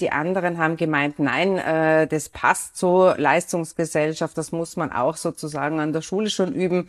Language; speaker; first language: German; native; German